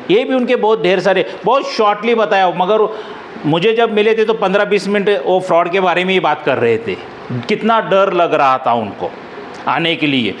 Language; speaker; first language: Hindi; non-native, local second language; Marathi